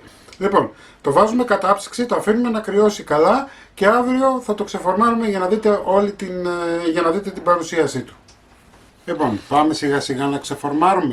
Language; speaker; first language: Greek; native; Greek